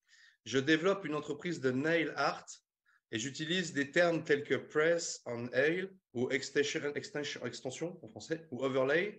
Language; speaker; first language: French; native; French